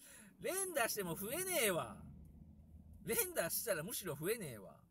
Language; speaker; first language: Japanese; native; Japanese